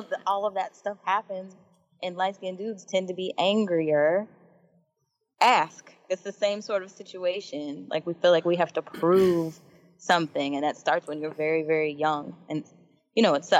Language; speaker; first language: English; native; English